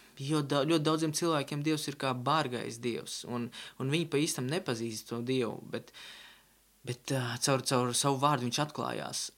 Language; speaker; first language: Latvian; non-native, local second language; Russian